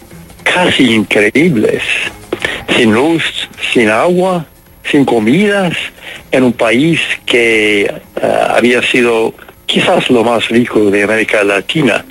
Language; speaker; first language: Spanish; non-native, fluent; English